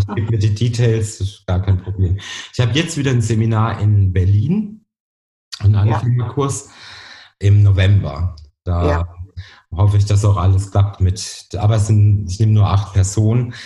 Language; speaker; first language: German; native; German